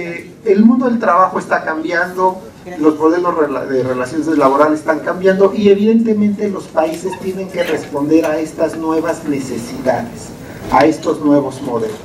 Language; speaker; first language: Spanish; native; Spanish